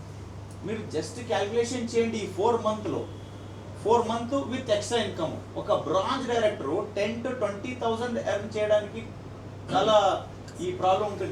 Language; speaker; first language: Telugu; non-native, learner; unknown